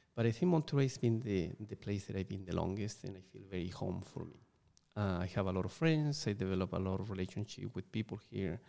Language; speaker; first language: English; non-native, fluent; Spanish